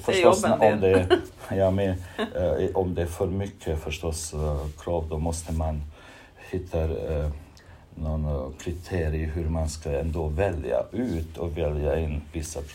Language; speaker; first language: Swedish; non-native, fluent; Bosnian